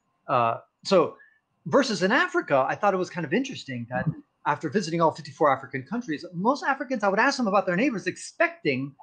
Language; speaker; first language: English; native; English